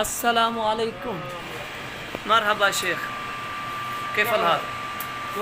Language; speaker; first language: Arabic; non-native, learner; Urdu